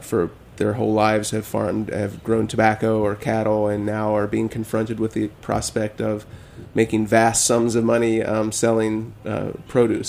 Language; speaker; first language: English; native; English